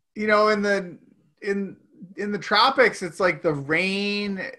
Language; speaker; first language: English; native; English